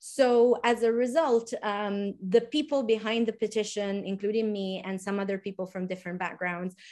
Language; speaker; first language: English; non-native, fluent; Italian